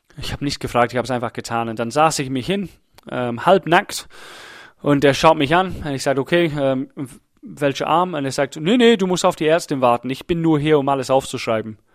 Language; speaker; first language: German; non-native, fluent; English